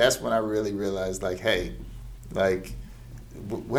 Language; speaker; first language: English; native; English